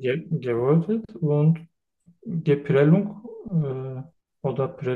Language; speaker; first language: German; non-native, learner; Turkish